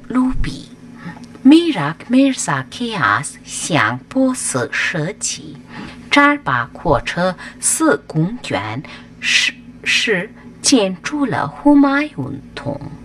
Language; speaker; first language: Chinese; non-native, fluent; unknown